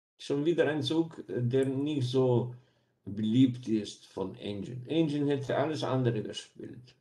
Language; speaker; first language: German; non-native, fluent; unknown